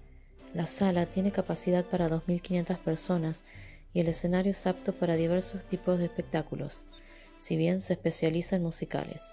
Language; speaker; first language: Spanish; native; Spanish